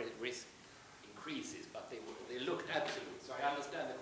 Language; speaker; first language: English; non-native, fluent; Swedish